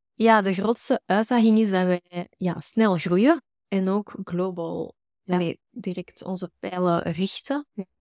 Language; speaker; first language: Dutch; native; Dutch